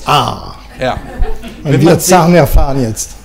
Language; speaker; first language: German; non-native, fluent; French